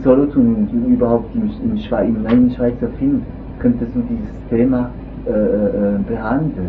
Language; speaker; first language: German; non-native, local second language; French